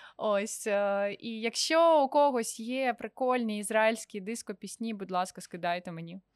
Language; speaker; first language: Ukrainian; non-native, local second language; Russian